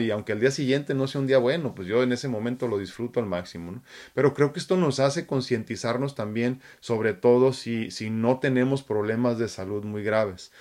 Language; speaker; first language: Spanish; native; Spanish